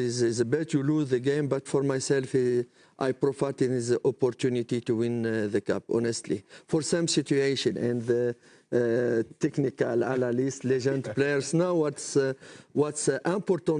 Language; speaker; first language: English; non-native, learner; French